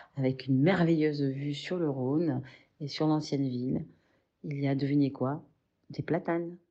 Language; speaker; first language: French; native; French